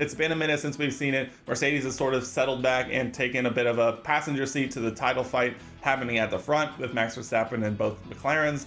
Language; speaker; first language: English; native; English